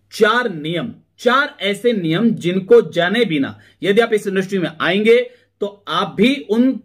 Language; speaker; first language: Hindi; native; Hindi